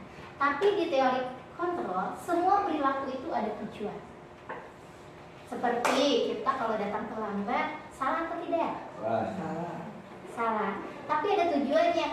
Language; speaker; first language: Indonesian; native; Indonesian